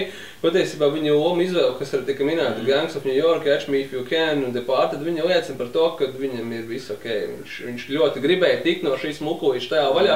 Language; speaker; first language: Latvian; non-native, local second language; Russian